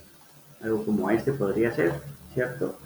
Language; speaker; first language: Spanish; native; Spanish